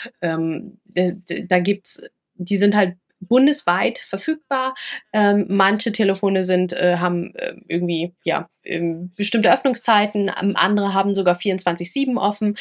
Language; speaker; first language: German; early bilingual, other home language; Vietnamese